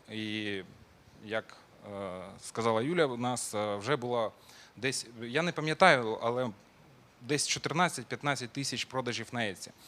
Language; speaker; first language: Ukrainian; non-native, local second language; Russian